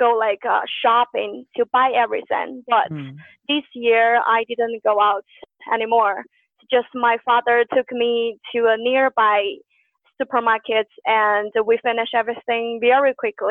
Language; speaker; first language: English; non-native, fluent; Chinese